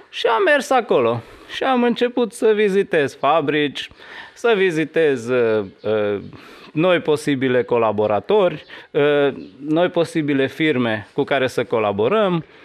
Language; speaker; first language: Romanian; non-native, local second language; Hungarian